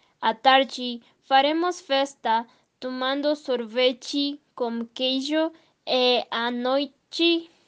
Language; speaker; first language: Portuguese; non-native, learner; Spanish